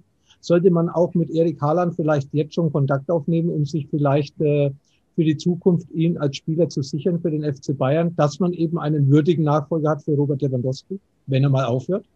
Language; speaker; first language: German; native; German